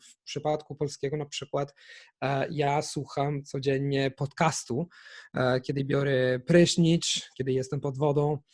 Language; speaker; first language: Polish; non-native, fluent; Italian